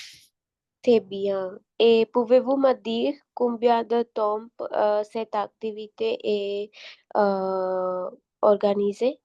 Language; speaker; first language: French; non-native, learner; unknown